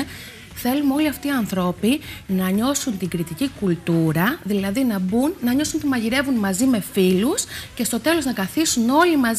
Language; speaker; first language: Greek; native; Greek